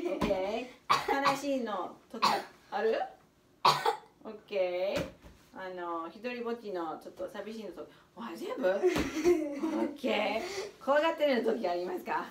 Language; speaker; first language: Japanese; non-native, fluent; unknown